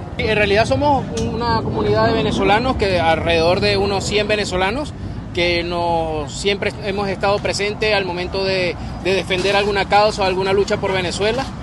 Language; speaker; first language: Spanish; native; Spanish